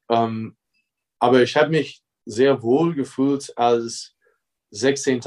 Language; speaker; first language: German; non-native, fluent; English